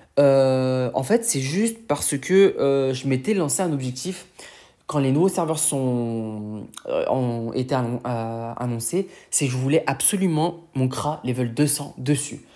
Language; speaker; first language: French; native; French